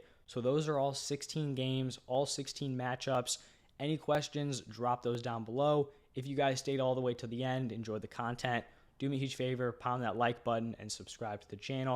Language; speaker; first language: English; native; English